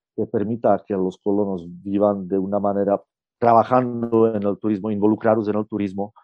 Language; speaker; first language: Spanish; non-native, fluent; Czech